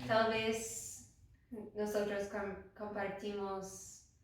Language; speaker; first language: Spanish; non-native, learner; English